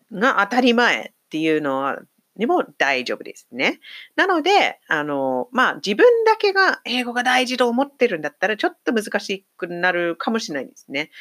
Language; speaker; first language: Japanese; non-native, fluent; English